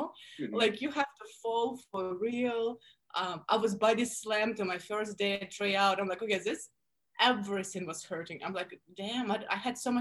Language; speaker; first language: English; non-native, fluent; Russian